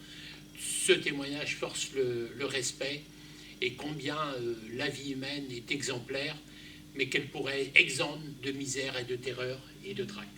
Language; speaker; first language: French; native; French